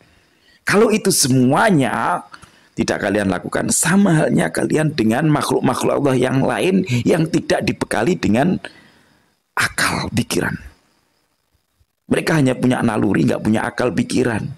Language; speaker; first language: Indonesian; non-native, local second language; Javanese